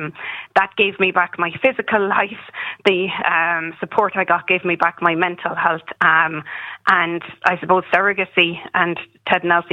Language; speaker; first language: English; native; English